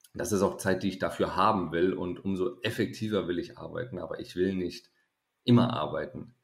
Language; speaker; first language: German; native; German